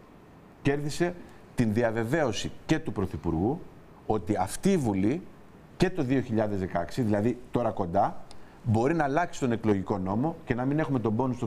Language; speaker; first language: Greek; native; Greek